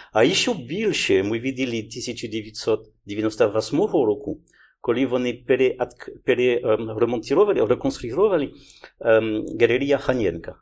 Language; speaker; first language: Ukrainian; non-native, learner; French